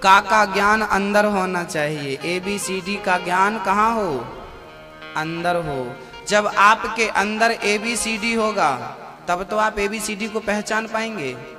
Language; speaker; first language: Hindi; native; Hindi